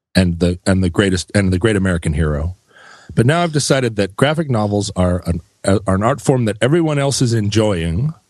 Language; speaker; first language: English; native; English